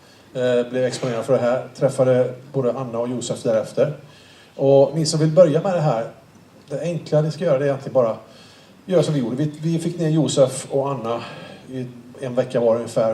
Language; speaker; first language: Swedish; native; Swedish